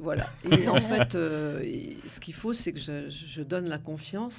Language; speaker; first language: French; native; French